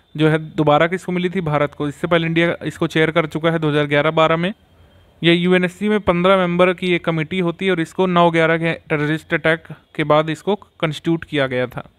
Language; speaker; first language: Hindi; native; Hindi